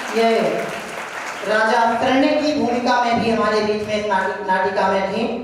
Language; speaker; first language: Hindi; native; Hindi